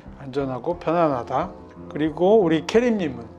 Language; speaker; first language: Korean; native; Korean